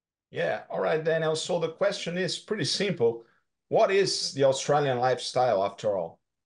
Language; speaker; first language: English; non-native, fluent; Portuguese